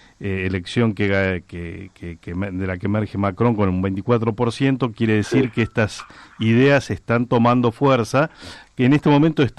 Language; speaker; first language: Spanish; native; Spanish